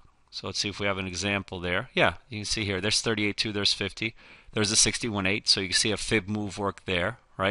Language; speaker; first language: English; native; English